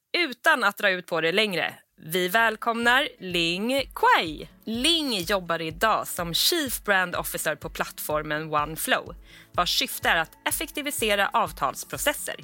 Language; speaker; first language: Swedish; native; Swedish